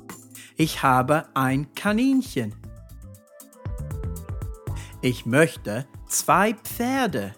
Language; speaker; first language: German; non-native, fluent; English